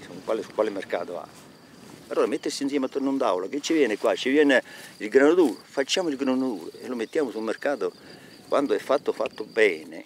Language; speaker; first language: Italian; native; Italian